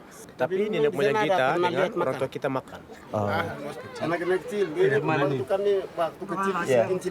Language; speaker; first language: Indonesian; non-native, local second language; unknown